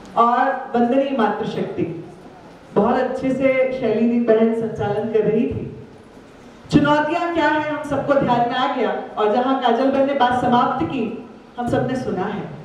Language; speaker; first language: Hindi; native; Hindi